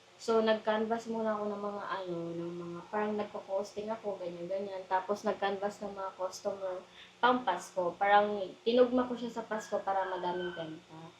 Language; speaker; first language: Filipino; native; Filipino